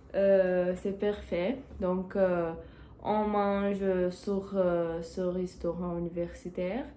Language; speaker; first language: French; non-native, learner; Portuguese